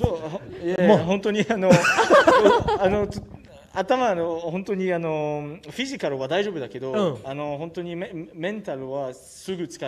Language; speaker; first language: Japanese; non-native, learner; French